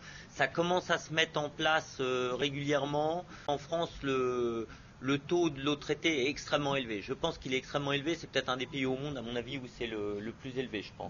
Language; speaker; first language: French; native; French